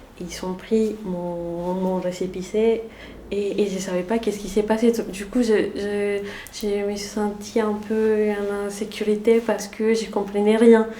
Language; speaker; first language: French; non-native, fluent; Spanish